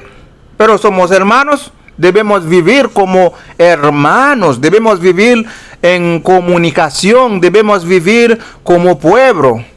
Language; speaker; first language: Spanish; non-native, fluent; Haitian Creole